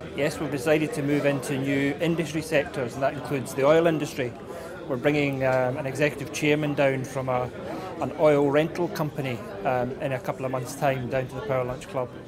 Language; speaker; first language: English; native; English